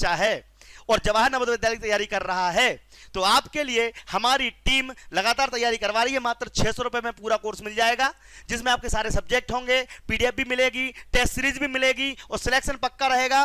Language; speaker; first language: Hindi; native; Hindi